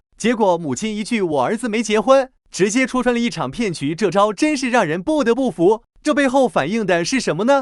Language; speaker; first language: Chinese; native; Chinese